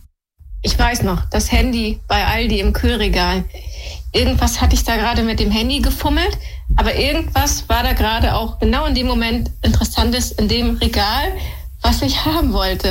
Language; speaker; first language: German; native; German